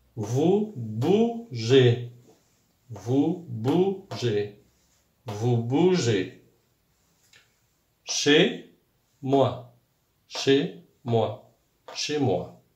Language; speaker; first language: French; non-native, local second language; Arabic